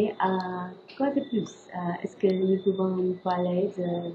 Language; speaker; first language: French; non-native, learner; English